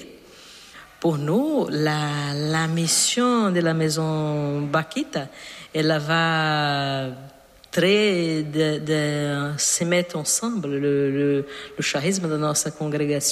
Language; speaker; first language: French; non-native, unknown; Portuguese